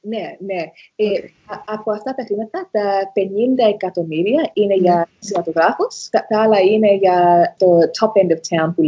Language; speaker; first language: Greek; early bilingual, heritage; Greek